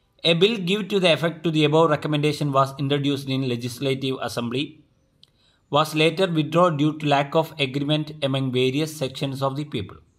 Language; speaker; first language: English; non-native, local second language; Malayalam